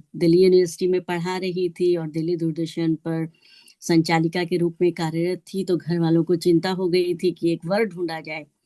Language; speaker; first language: Hindi; native; Hindi